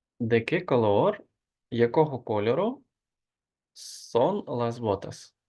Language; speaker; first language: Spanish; non-native, fluent; Ukrainian